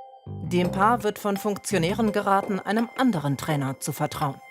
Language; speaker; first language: German; native; German